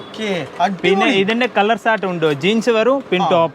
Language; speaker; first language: Malayalam; non-native, local second language; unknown